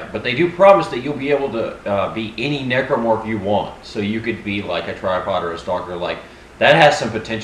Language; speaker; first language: English; native; English